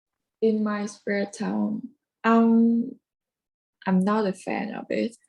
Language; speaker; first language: English; non-native, learner; Vietnamese